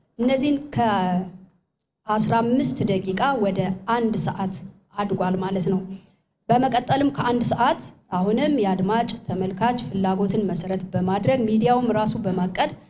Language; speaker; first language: Amharic; non-native, local second language; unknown